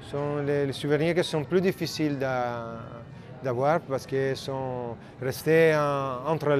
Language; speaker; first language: French; non-native, learner; Italian